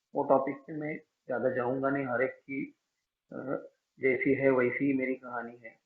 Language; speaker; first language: Hindi; non-native, local second language; Marathi